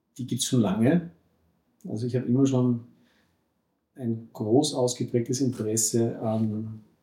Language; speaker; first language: German; native; German